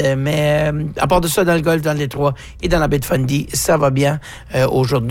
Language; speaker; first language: French; native; French